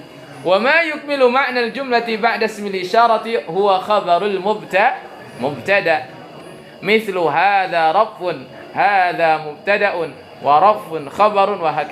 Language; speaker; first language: Arabic; non-native, fluent; Indonesian